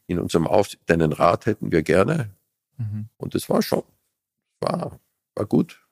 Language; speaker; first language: German; native; German